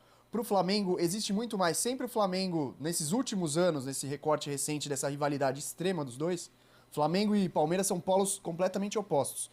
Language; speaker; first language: Portuguese; native; Portuguese